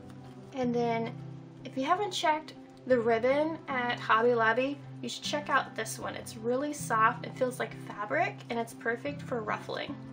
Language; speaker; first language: English; native; English